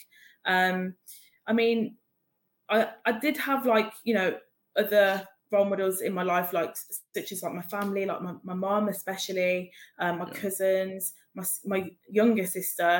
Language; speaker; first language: English; native; English